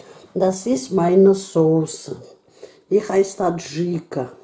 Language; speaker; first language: German; non-native, fluent; Russian